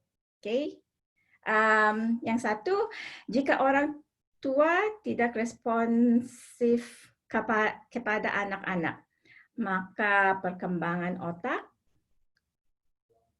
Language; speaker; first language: Indonesian; non-native, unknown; English